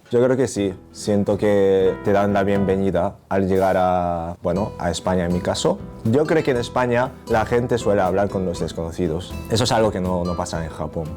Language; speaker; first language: Spanish; non-native, fluent; Japanese